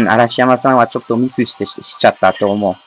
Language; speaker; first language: Japanese; non-native, learner; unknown